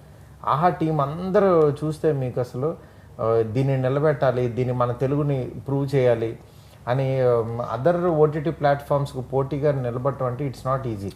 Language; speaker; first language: Telugu; native; Telugu